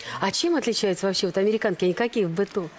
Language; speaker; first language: Russian; native; Russian